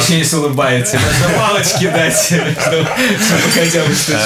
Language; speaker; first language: Russian; native; Russian